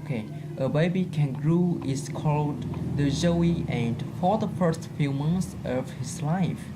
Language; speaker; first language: English; non-native, fluent; Vietnamese